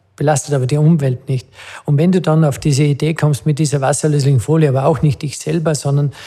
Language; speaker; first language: German; native; German